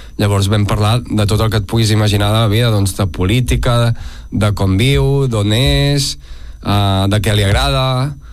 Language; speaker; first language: Catalan; native; Catalan